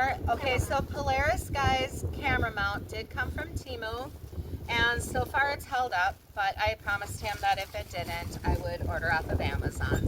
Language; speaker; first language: English; native; English